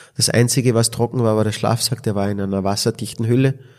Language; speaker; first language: German; native; German